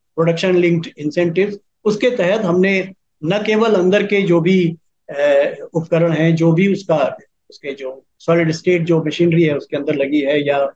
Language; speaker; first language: Hindi; native; Hindi